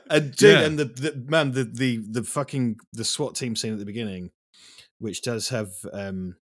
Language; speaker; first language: English; native; English